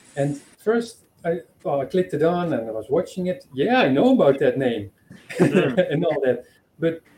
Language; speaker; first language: English; non-native, fluent; Dutch